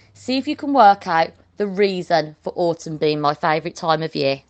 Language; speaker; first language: English; native; English